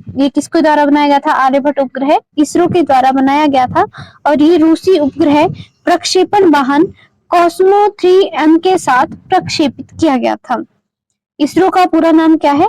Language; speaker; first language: Hindi; native; Hindi